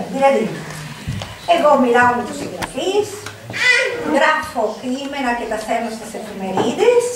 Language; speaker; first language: Greek; non-native, fluent; Italian